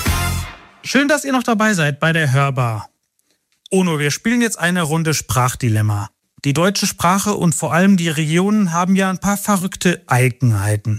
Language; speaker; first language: German; native; German